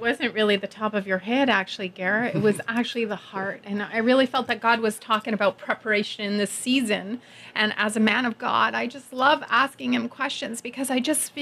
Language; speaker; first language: English; native; English